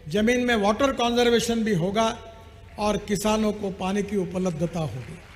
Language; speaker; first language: Hindi; non-native, local second language; Marathi